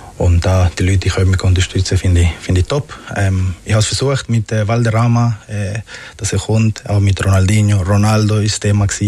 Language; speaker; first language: German; non-native, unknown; Spanish